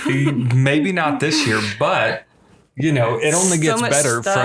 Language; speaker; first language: English; native; English